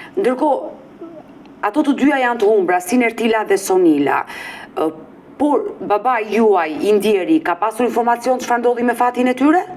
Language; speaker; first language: Albanian; native; Albanian